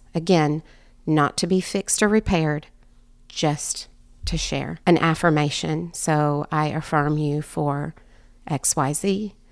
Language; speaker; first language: English; native; English